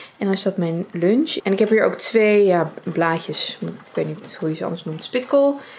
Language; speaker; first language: Dutch; early bilingual, other home language; Armenian